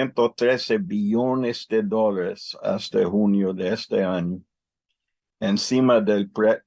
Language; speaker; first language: Spanish; non-native, learner; English